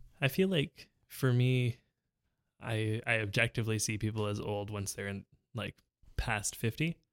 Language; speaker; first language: English; native; English